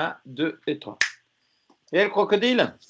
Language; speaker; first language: French; native; French